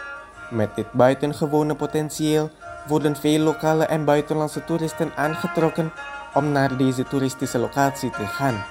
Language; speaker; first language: Dutch; non-native, fluent; Indonesian